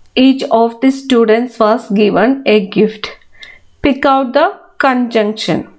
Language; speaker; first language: English; non-native, local second language; Malayalam